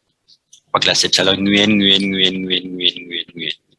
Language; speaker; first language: Vietnamese; non-native, fluent; French